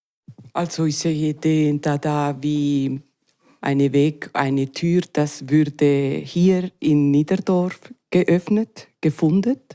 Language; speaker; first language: German; non-native, learner; Spanish